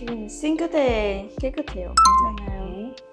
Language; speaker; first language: Korean; non-native, learner; Vietnamese